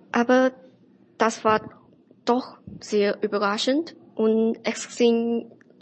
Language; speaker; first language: German; non-native, learner; Chinese